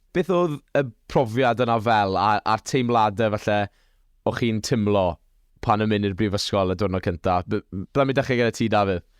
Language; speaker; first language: Welsh; native; Welsh